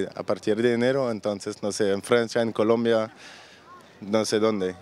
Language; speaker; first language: Spanish; non-native, fluent; French